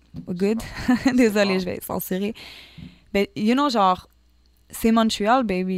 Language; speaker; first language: French; native; French